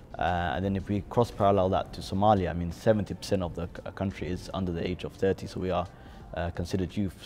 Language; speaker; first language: English; native; English